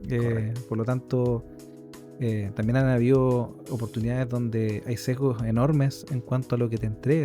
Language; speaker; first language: Spanish; native; Spanish